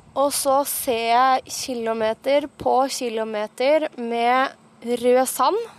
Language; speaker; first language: Norwegian; native; Norwegian